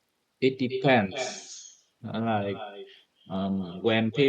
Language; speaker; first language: English; non-native, learner; Vietnamese